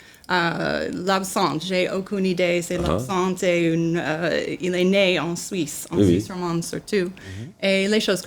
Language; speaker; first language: French; non-native, learner; English